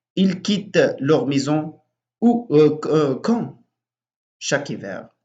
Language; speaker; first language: French; non-native, local second language; Arabic